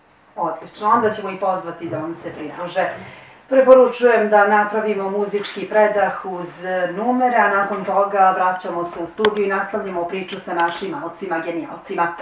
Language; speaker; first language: Croatian; native; Croatian